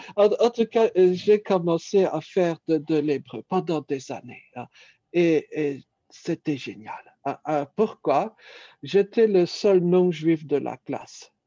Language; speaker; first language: French; native; French